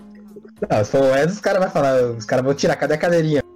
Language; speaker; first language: Portuguese; native; Portuguese